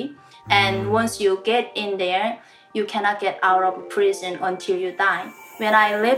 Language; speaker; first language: English; non-native, learner; Korean